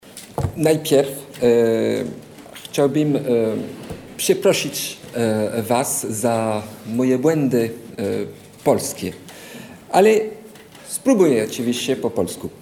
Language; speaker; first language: Polish; non-native, fluent; French